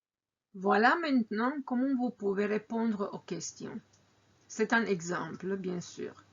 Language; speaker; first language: French; non-native, fluent; Croatian